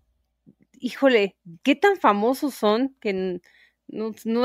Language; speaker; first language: Spanish; native; Spanish